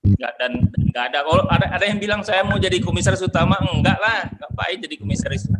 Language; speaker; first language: Indonesian; non-native, local second language; Minangkabau